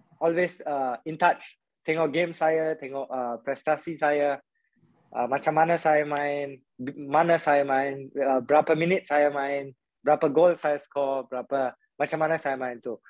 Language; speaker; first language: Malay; non-native, local second language; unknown